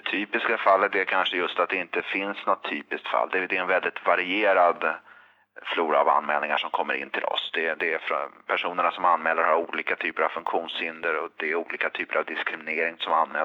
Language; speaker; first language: Swedish; native; Swedish